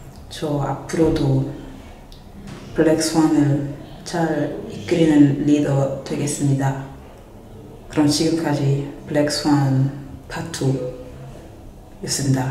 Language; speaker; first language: Korean; non-native, fluent; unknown